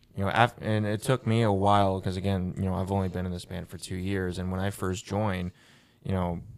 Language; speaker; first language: English; native; English